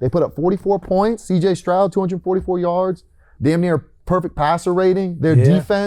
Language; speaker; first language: English; native; English